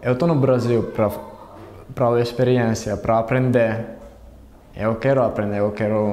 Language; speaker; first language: Portuguese; non-native, fluent; Finnish